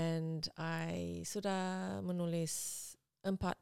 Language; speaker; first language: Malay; non-native, learner; English